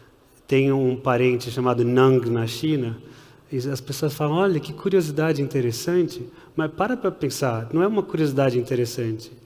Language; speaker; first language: Portuguese; early bilingual, heritage; Portuguese